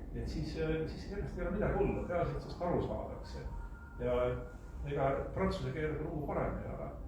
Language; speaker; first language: Estonian; native; Estonian